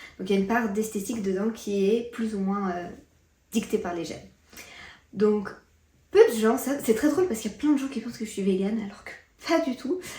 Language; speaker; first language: French; early bilingual, other home language; Portuguese